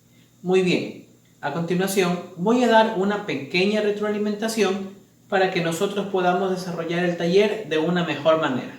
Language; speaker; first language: Spanish; native; Spanish